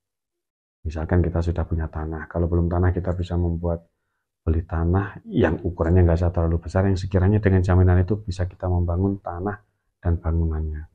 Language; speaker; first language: Indonesian; native; Indonesian